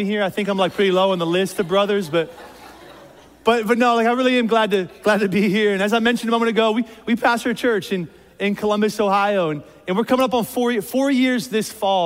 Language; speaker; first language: English; native; English